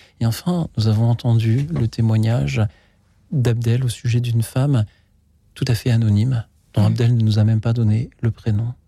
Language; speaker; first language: French; native; French